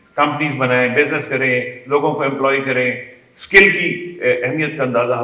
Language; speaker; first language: Urdu; non-native, local second language; Kashmiri